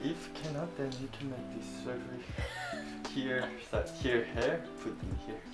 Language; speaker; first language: English; non-native, learner; Korean